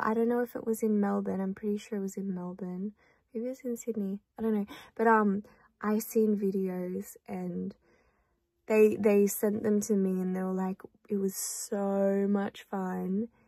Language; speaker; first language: English; early bilingual, other home language; Korean